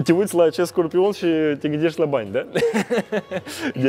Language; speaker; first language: Romanian; non-native, local second language; Russian